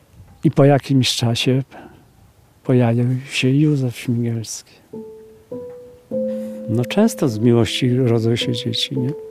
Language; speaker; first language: Polish; native; Polish